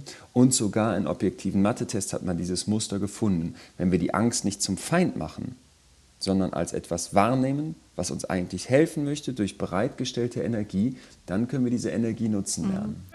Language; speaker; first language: German; native; German